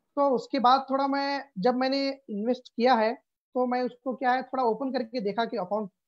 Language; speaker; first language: Hindi; non-native, local second language; Urdu